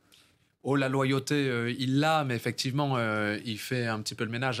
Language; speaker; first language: French; native; French